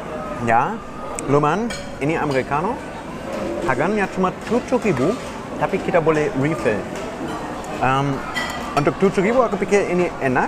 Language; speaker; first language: Indonesian; non-native, fluent; German